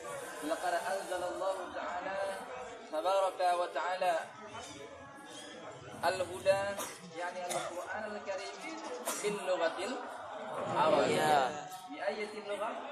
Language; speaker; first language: Arabic; non-native, fluent; Indonesian